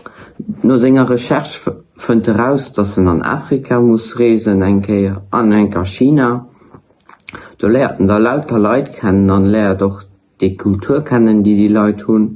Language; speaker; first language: German; non-native, local second language; Luxembourgish